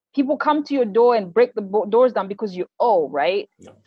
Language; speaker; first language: English; non-native, local second language; Shona